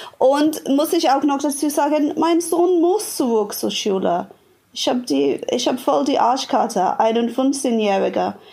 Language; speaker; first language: German; non-native, fluent; English